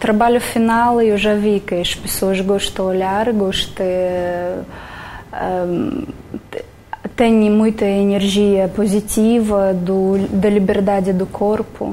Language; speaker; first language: Portuguese; non-native, learner; Romanian